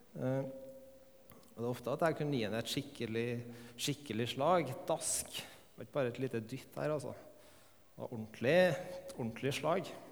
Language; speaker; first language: Norwegian; native; Norwegian